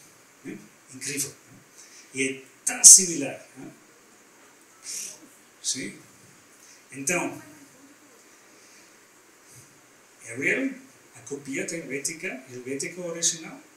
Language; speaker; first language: Portuguese; non-native, learner; German